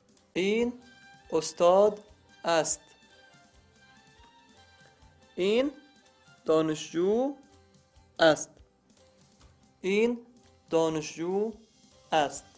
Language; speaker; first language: Persian; non-native, learner; Arabic